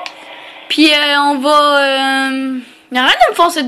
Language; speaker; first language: French; native; French